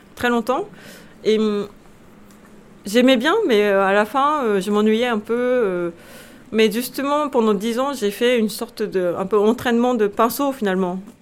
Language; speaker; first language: French; non-native, fluent; Japanese